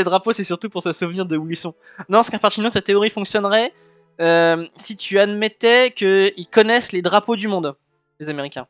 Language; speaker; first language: French; native; French